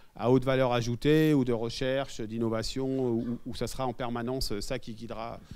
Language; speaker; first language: French; native; French